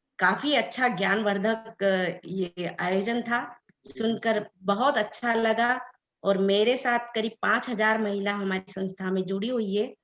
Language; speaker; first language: Hindi; native; Hindi